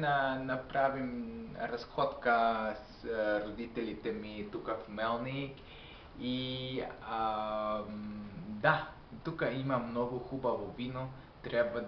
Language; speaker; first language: Bulgarian; non-native, learner; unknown